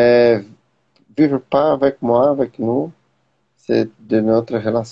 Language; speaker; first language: French; non-native, learner; Portuguese